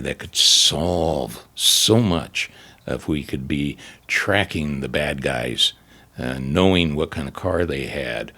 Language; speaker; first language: English; native; English